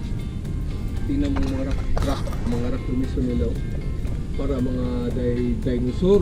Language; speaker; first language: Filipino; non-native, local second language; Cebuano